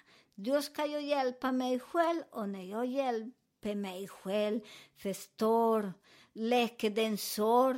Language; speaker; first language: Swedish; non-native, learner; Spanish